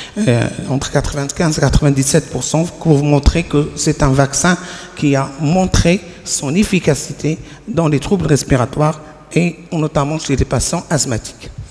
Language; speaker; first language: French; non-native, local second language; Arabic